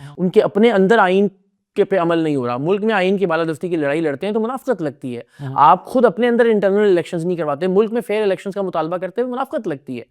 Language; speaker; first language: Urdu; native; Urdu